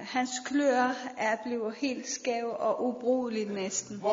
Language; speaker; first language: Danish; non-native, fluent; Persian